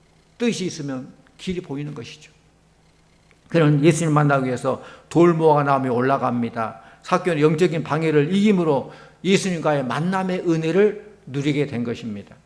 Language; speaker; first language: Korean; native; Korean